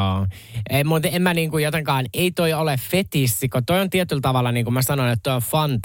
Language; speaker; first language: Finnish; native; Finnish